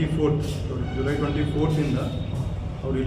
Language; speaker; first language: Kannada; non-native, fluent; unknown